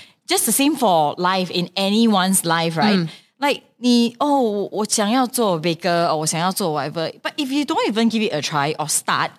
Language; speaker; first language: English; non-native, local second language; Chinese